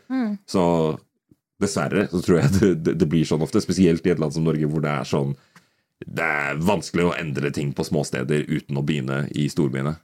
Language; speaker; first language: Norwegian; early bilingual, other home language; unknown